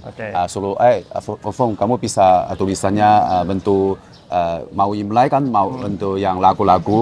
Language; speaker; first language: Indonesian; non-native, learner; Chinese